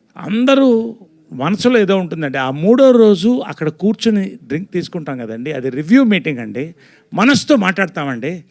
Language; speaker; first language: Telugu; native; Telugu